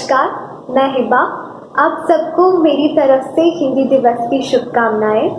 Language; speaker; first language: Hindi; non-native, local second language; Malayalam